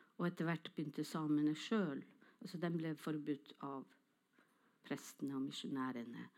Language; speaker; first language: Norwegian; non-native, local second language; Northern Sami